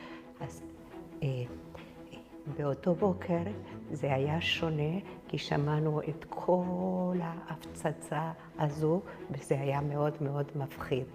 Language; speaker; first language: Hebrew; non-native, fluent; Spanish